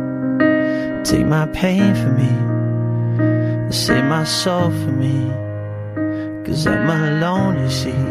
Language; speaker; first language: English; native; English